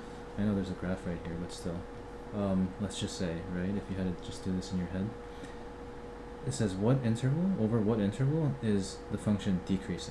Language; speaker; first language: English; native; English